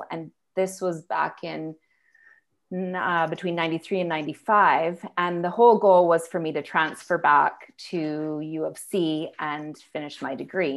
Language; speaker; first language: English; native; English